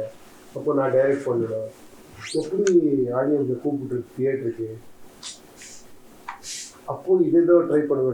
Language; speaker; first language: Tamil; non-native, learner; Kannada